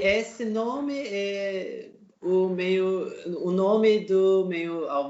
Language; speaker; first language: Portuguese; non-native, learner; Turkish